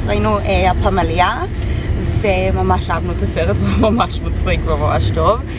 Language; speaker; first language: Hebrew; non-native, fluent; English